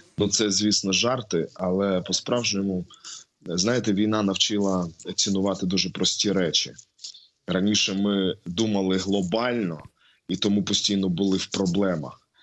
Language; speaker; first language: Ukrainian; non-native, local second language; Russian